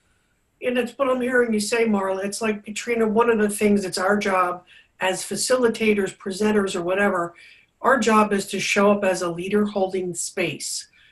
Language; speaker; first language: English; native; English